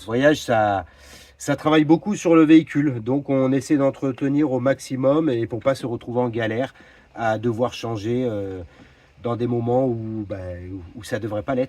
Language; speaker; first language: French; native; French